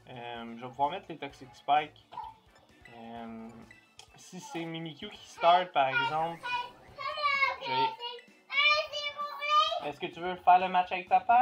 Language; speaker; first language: French; native; French